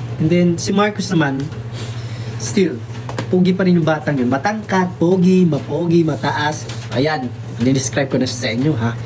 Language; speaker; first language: Filipino; non-native, local second language; Waray